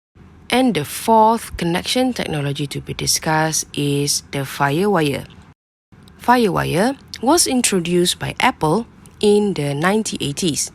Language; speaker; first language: English; non-native, local second language; Malay